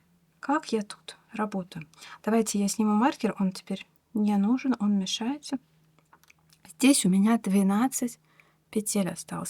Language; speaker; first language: Russian; native; Russian